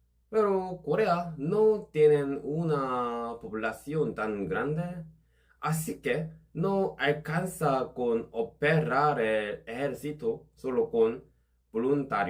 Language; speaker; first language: Spanish; non-native, learner; Korean